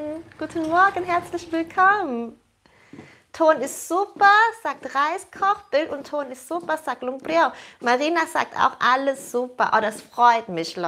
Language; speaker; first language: German; native; German